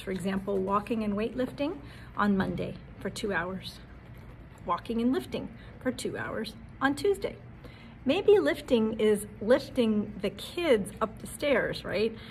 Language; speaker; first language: English; native; English